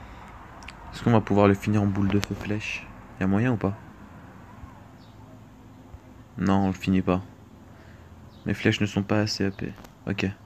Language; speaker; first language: French; native; French